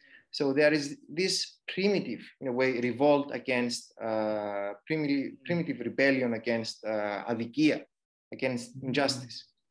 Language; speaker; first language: English; non-native, fluent; Greek